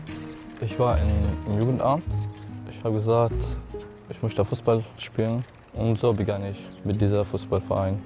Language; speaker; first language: German; non-native, learner; Arabic